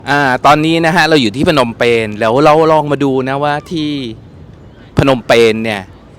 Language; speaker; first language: Thai; native; Thai